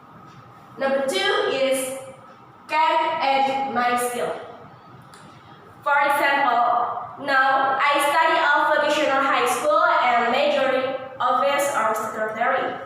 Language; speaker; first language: English; non-native, learner; Indonesian